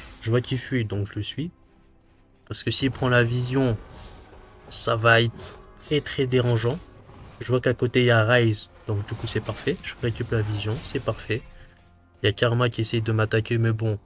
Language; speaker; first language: French; native; French